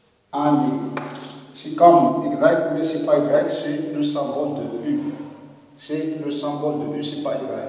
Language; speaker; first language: French; non-native, local second language; Arabic